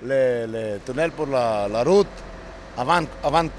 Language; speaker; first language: French; non-native, learner; Italian